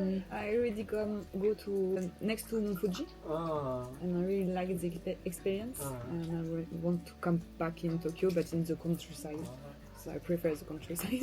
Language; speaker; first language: English; non-native, learner; French